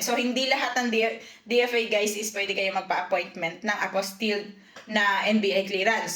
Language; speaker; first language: Filipino; native; Filipino